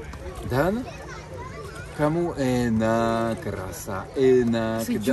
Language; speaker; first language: Indonesian; non-native, fluent; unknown